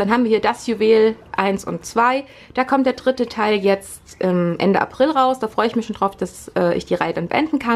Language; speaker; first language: German; native; German